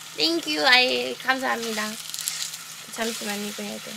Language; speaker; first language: Korean; non-native, learner; Swedish